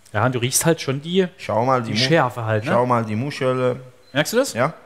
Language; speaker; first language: German; non-native, fluent; Italian